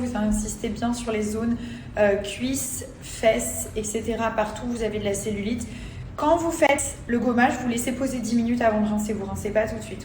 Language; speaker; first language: French; native; French